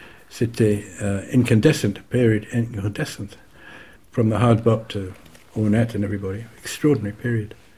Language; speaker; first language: English; native; English